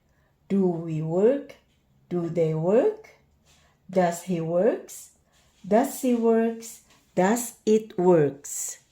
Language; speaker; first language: English; non-native, fluent; Indonesian